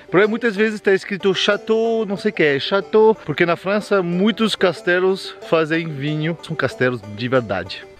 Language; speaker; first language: Portuguese; non-native, fluent; French